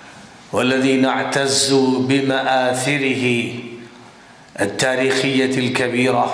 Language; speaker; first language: Arabic; non-native, fluent; Urdu